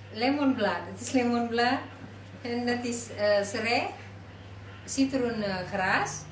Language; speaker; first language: Dutch; non-native, learner; Indonesian